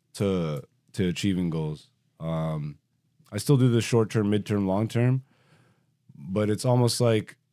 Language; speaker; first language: English; native; English